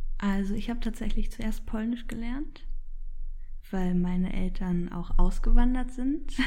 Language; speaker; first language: German; early bilingual, other home language; Polish